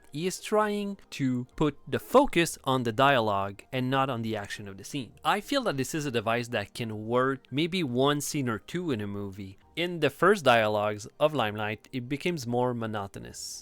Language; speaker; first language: English; non-native, fluent; French